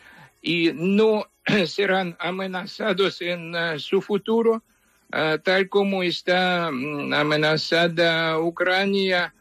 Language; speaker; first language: Spanish; non-native, fluent; Ukrainian